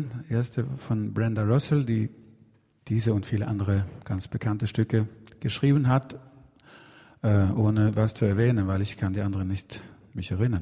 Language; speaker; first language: German; non-native, fluent; Swedish